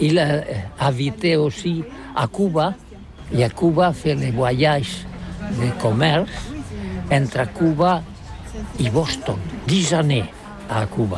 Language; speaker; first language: French; non-native, learner; Catalan